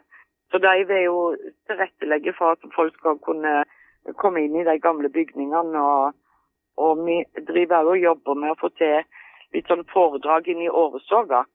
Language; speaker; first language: Norwegian; native; Norwegian